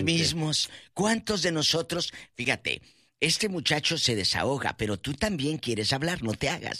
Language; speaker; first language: Spanish; native; Spanish